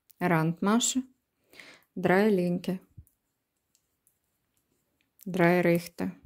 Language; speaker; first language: German; non-native, learner; Russian